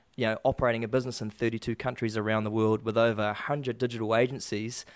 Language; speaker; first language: English; native; English